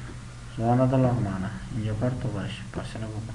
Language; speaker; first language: Persian; non-native, local second language; Pashto